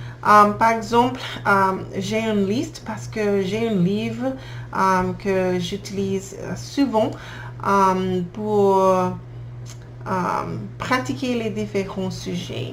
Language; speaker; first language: French; non-native, learner; English